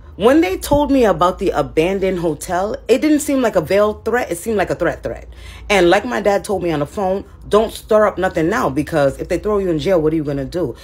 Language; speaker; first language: English; native; English